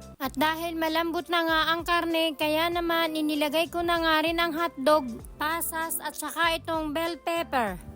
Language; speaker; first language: Filipino; native; Filipino